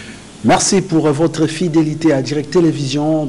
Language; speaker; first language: French; non-native, local second language; Lingala